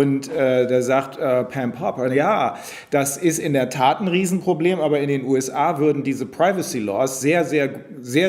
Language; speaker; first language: German; native; German